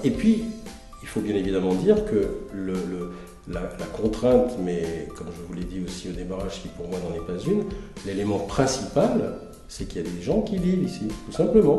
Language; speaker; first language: French; native; French